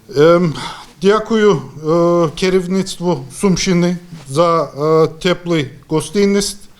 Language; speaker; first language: Ukrainian; native; Ukrainian